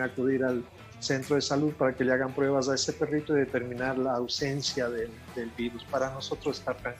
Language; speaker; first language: Spanish; native; Spanish